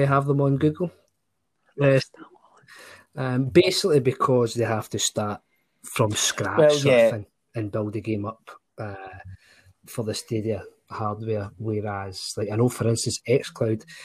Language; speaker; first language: English; native; English